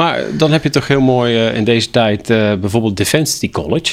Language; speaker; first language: Dutch; native; Dutch